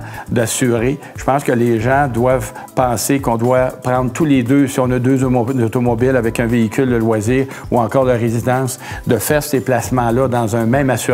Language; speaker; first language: French; native; French